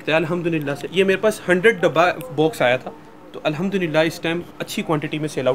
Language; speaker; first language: Urdu; native; Urdu